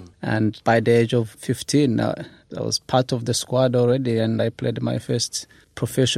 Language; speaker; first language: English; non-native, local second language; Kinyarwanda